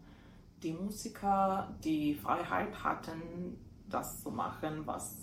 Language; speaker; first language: German; non-native, fluent; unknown